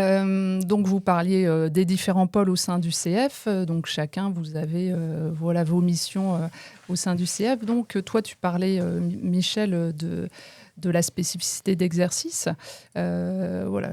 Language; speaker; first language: French; native; French